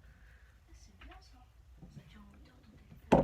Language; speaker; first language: French; native; French